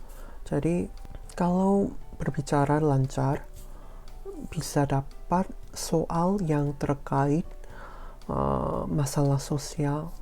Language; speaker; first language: Indonesian; non-native, fluent; Korean